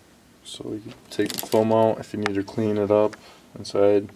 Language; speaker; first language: English; native; English